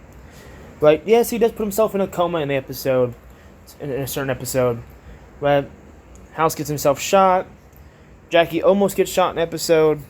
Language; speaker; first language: English; native; English